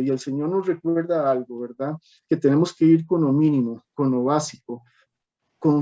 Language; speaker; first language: Spanish; native; Spanish